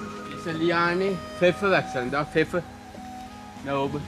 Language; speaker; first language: German; non-native, learner; Sinhala